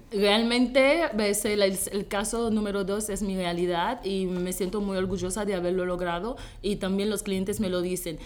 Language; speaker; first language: Spanish; non-native, fluent; Haitian Creole